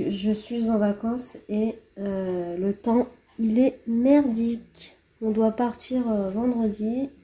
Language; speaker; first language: French; native; French